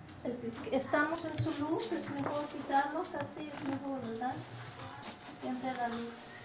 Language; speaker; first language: Spanish; non-native, fluent; English